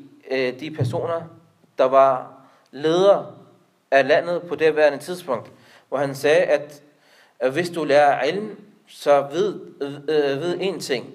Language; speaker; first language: Danish; non-native, local second language; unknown